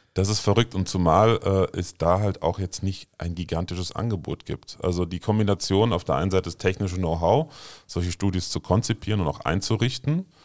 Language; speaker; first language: German; native; German